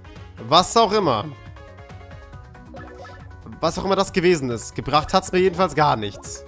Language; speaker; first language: German; native; German